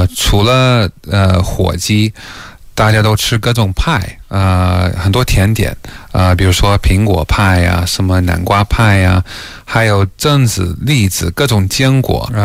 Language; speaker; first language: Chinese; non-native, fluent; English